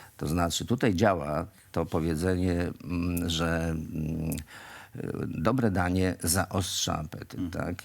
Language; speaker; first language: Polish; native; Polish